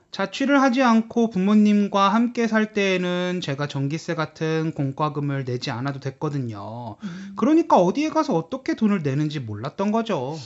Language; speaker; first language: Korean; native; Korean